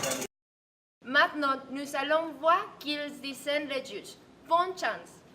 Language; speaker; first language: French; non-native, learner; Spanish